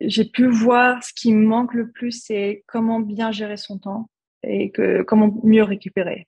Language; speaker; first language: French; non-native, fluent; German